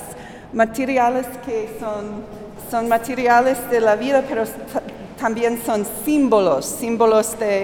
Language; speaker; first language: Spanish; non-native, fluent; English